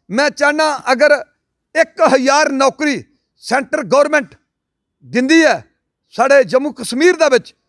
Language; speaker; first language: Punjabi; non-native, local second language; Dogri